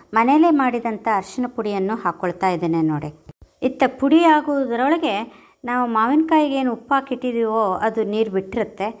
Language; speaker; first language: Kannada; non-native, local second language; Konkani